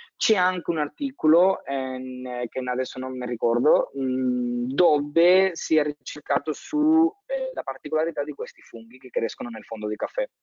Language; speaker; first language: Italian; non-native, fluent; Spanish